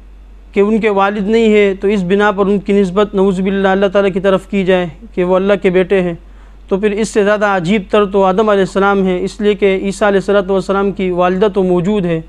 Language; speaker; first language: Urdu; native; Urdu